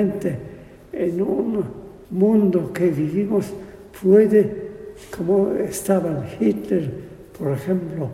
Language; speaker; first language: Spanish; non-native, fluent; Polish